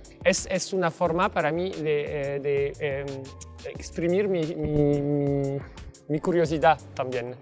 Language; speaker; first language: Spanish; non-native, fluent; French